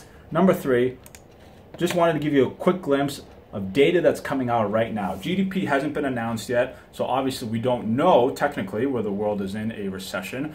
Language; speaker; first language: English; early bilingual, other home language; Japanese